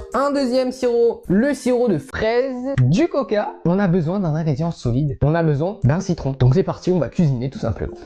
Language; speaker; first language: French; native; French